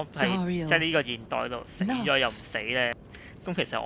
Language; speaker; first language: Chinese; native; Chinese